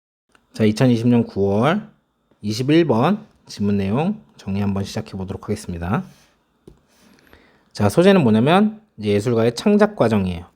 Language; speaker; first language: Korean; native; Korean